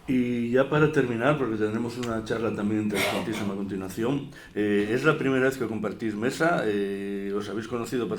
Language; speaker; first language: Spanish; native; Spanish